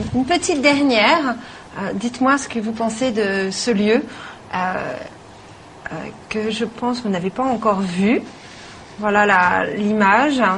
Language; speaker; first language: French; native; French